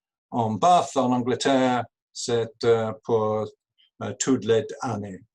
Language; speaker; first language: French; non-native, learner; English